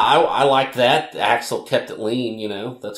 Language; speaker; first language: English; native; English